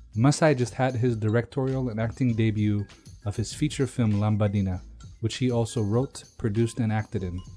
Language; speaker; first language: English; non-native, fluent; Amharic